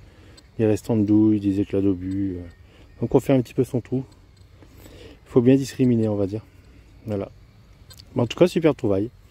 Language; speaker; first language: French; native; French